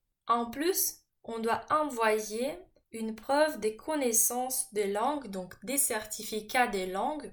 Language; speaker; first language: French; non-native, fluent; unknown